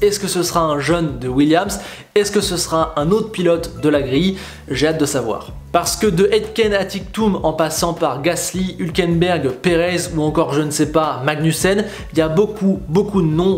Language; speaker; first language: French; native; French